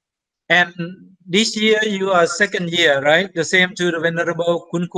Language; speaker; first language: English; non-native, fluent; Thai